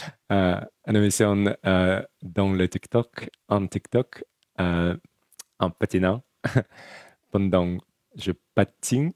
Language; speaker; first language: French; non-native, learner; Russian